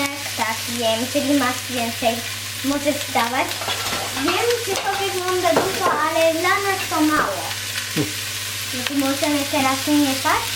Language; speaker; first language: Polish; early bilingual, heritage; Polish